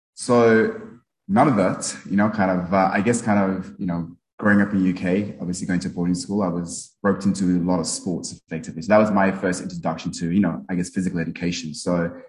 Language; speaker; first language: English; early bilingual, other home language; Nepali